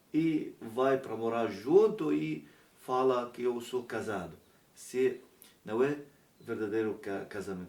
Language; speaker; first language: Portuguese; non-native, learner; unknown